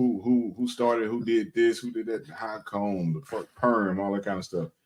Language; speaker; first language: English; native; English